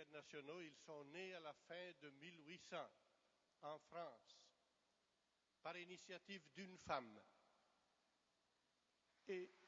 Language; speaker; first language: French; non-native, fluent; Italian